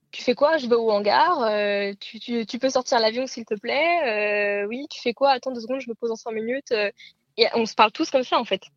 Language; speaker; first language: French; native; French